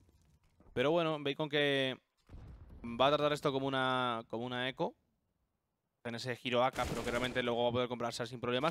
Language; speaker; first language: Spanish; native; Spanish